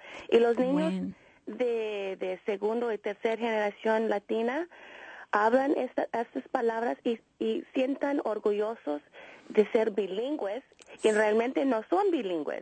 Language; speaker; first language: Spanish; early bilingual, heritage; Spanish